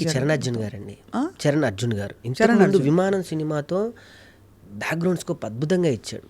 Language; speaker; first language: Telugu; native; Telugu